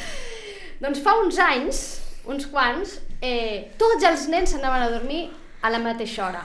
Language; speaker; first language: Catalan; native; Catalan